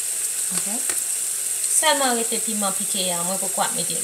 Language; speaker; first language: French; non-native, learner; Haitian Creole